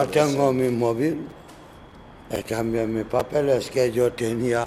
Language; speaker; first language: Spanish; non-native, learner; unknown